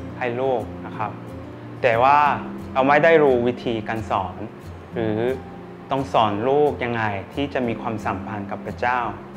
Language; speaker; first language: Thai; non-native, fluent; Korean